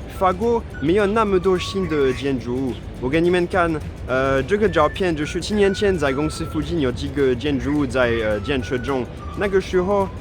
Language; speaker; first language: Chinese; non-native, fluent; French